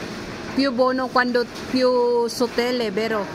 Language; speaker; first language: Italian; non-native, learner; Filipino